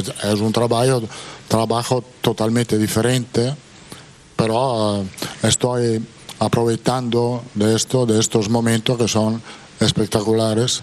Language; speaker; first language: Portuguese; non-native, fluent; Italian